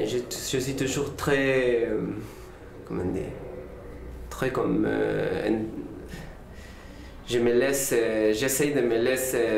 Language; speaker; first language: French; non-native, learner; Spanish